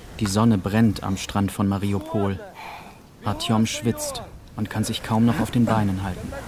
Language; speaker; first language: German; native; German